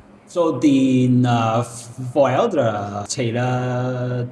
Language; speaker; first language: Danish; non-native, learner; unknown